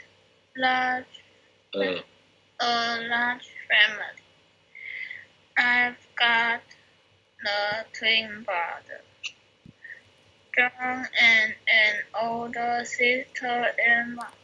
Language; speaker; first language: English; non-native, learner; Chinese